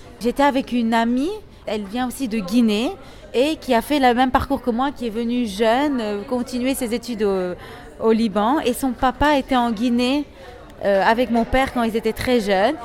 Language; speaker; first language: French; non-native, local second language; Arabic